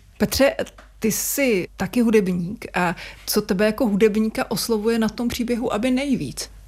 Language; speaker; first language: Czech; native; Czech